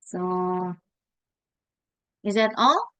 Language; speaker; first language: English; non-native, fluent; Indonesian